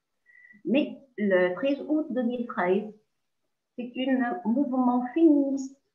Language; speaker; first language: French; non-native, local second language; Arabic